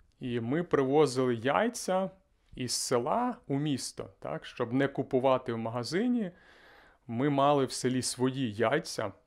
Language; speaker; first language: Ukrainian; native; Ukrainian